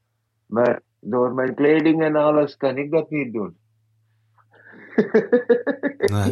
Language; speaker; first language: Dutch; non-native, fluent; Malayalam